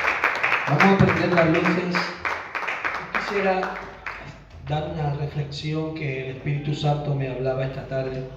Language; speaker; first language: Spanish; native; Spanish